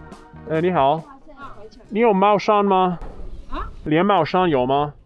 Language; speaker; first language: Chinese; non-native, fluent; English